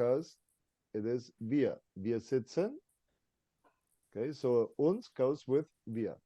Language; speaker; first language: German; non-native, fluent; English